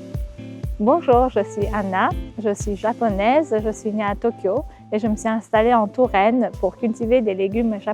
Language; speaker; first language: French; non-native, fluent; Japanese